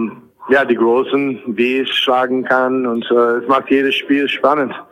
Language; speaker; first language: German; non-native, fluent; English